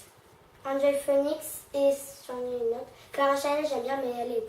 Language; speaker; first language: French; native; French